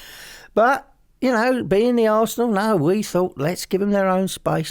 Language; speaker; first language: English; native; English